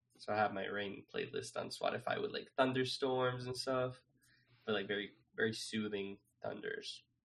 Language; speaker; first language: English; non-native, fluent; Spanish